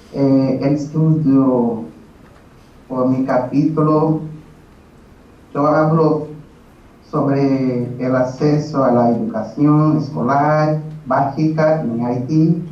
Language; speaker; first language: Spanish; non-native, learner; Portuguese